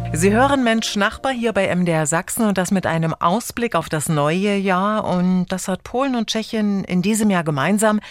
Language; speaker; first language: German; native; German